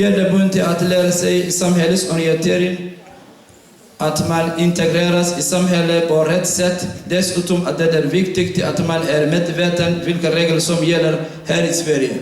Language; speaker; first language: Swedish; non-native, fluent; Somali